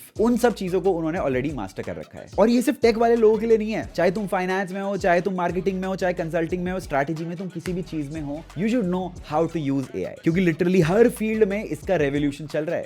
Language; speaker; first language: Hindi; native; Hindi